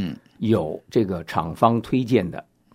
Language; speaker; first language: Chinese; native; Chinese